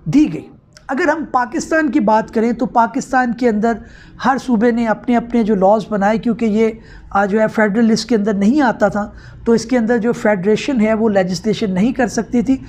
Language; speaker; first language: Urdu; non-native, local second language; Punjabi